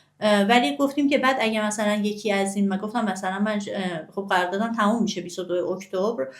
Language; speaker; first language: Persian; native; Persian